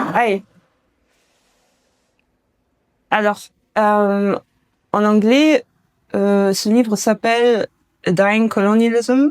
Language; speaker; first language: French; non-native, learner; German